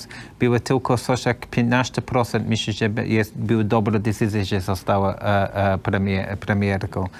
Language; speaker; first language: Polish; non-native, learner; English